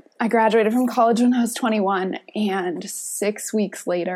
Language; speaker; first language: English; native; English